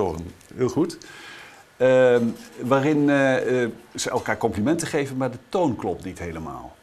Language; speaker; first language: Dutch; native; Dutch